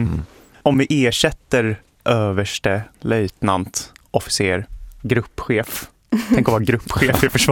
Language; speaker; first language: Swedish; native; Swedish